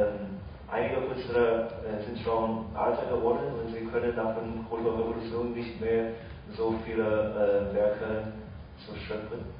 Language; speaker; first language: German; non-native, fluent; Chinese